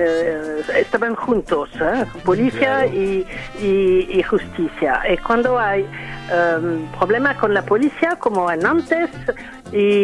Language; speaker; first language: Spanish; non-native, learner; French